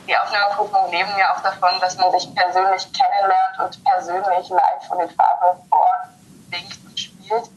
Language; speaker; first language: German; native; German